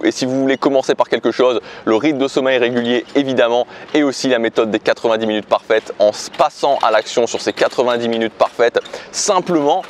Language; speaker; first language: French; native; French